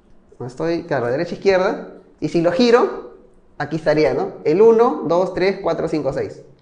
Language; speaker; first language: Spanish; native; Spanish